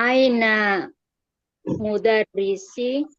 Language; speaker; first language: Arabic; non-native, learner; Indonesian